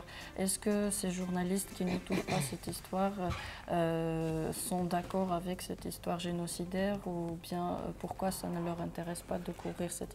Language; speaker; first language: French; non-native, fluent; Armenian